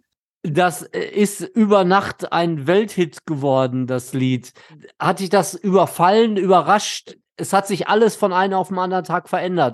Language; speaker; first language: German; native; German